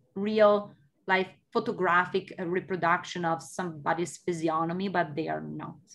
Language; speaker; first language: English; non-native, fluent; Italian